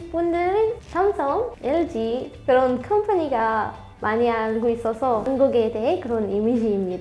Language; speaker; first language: Korean; non-native, fluent; Arabic